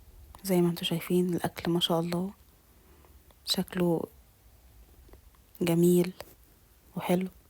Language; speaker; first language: Arabic; native; Arabic